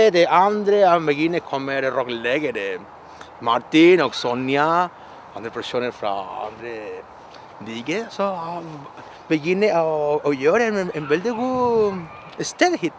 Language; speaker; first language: Norwegian; non-native, learner; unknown